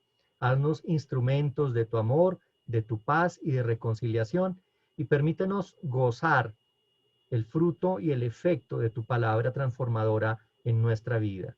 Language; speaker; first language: Spanish; native; Spanish